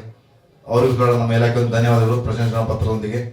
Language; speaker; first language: Kannada; native; Kannada